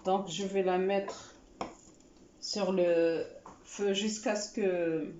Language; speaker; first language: French; non-native, local second language; Arabic